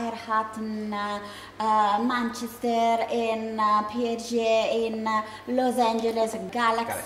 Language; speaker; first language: German; non-native, learner; Italian